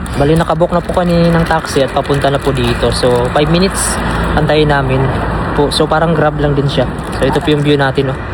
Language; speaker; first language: Filipino; native; Filipino